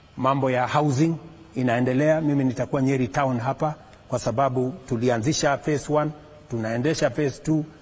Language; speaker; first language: Swahili; non-native, local second language; Kalenjin